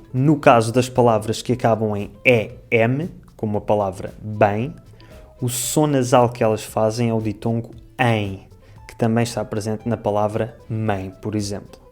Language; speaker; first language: Portuguese; native; Portuguese